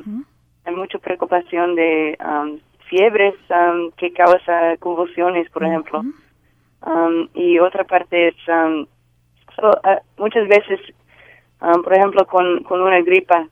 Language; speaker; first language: Spanish; non-native, learner; English